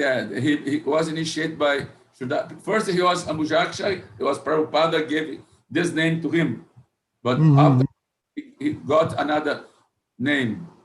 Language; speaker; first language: English; non-native, fluent; Portuguese